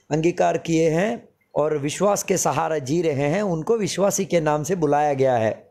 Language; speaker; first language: Hindi; non-native, local second language; Malayalam